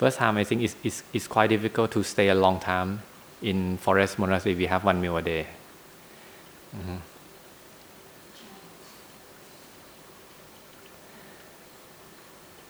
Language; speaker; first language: English; non-native, learner; Thai